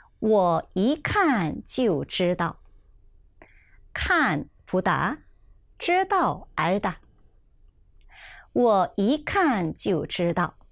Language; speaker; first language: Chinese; non-native, fluent; Korean